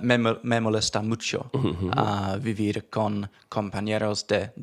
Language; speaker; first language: Spanish; non-native, learner; English